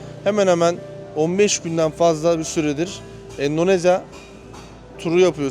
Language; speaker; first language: Turkish; native; Turkish